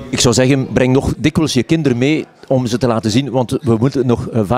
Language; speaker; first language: Dutch; native; Dutch